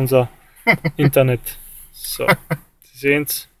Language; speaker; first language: German; native; German